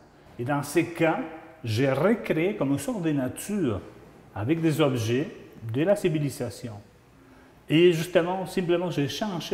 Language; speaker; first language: French; non-native, fluent; Spanish